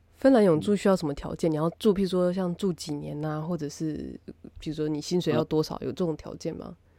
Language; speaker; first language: Chinese; native; Chinese